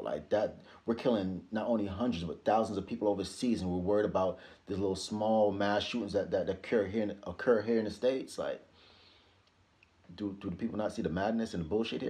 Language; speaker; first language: English; native; English